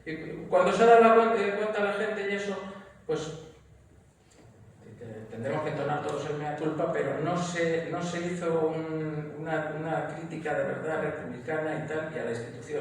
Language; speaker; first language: Spanish; native; Spanish